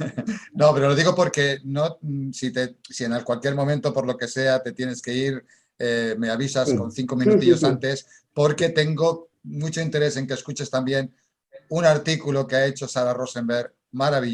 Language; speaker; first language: Spanish; native; Spanish